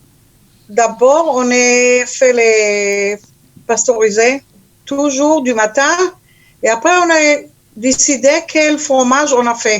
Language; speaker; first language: French; non-native, learner; Hebrew